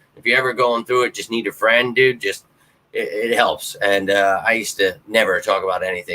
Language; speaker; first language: English; native; English